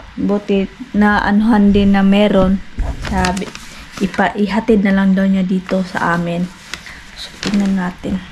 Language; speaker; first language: Filipino; non-native, local second language; Cebuano